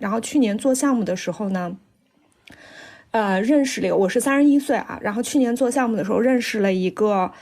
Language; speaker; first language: Chinese; native; Chinese